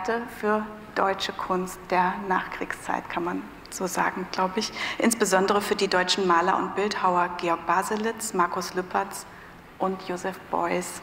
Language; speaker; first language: German; native; German